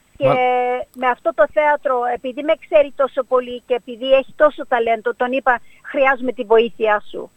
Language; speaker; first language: Greek; early bilingual, heritage; Greek